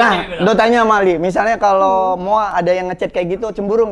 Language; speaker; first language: Indonesian; native; Indonesian